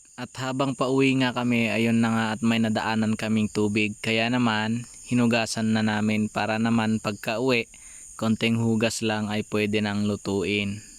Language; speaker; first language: Filipino; non-native, local second language; Iloko